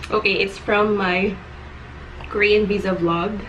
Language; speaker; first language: English; non-native, local second language; Filipino